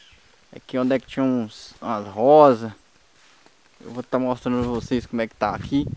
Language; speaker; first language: Portuguese; native; Portuguese